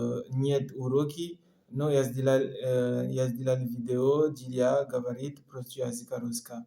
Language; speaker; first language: Russian; non-native, learner; French